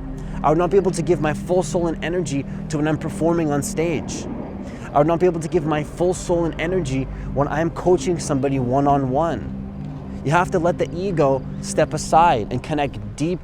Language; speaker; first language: English; native; English